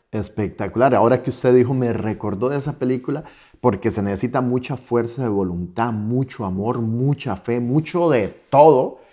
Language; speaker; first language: Spanish; native; Spanish